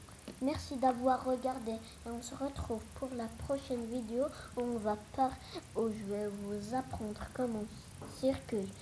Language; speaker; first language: French; non-native, local second language; Arabic